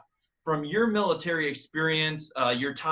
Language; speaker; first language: English; native; English